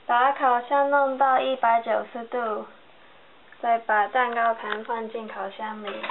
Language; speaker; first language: Chinese; early bilingual, heritage; Chinese